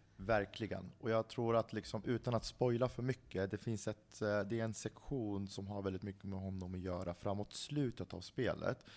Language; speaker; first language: Swedish; early bilingual, other home language; Central Kurdish